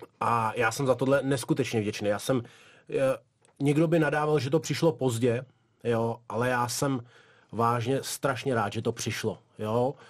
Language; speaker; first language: Czech; early bilingual, other home language; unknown